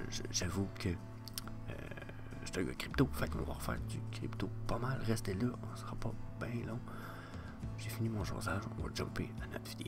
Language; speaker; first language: French; native; French